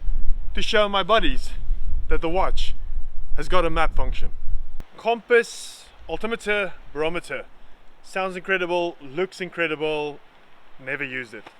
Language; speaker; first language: English; native; English